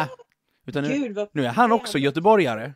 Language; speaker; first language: Swedish; native; Swedish